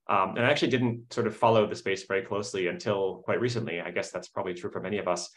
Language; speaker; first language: English; native; English